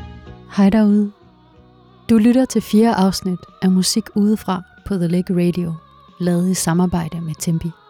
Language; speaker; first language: Danish; early bilingual, other home language; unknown